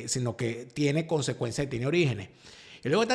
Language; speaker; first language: Spanish; native; Spanish